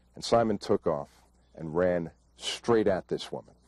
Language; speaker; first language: English; native; English